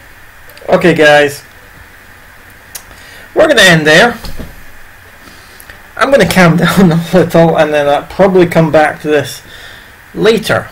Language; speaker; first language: English; native; English